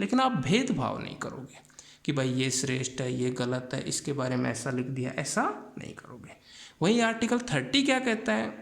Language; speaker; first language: Hindi; native; Hindi